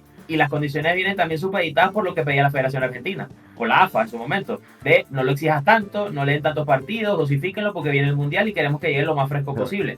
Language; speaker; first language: Spanish; native; Spanish